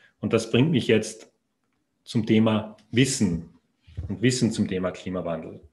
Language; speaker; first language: German; native; German